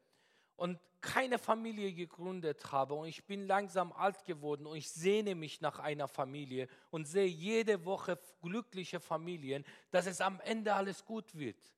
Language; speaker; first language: German; non-native, fluent; Persian